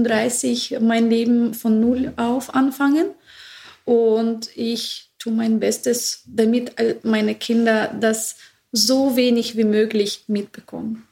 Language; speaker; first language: German; non-native, fluent; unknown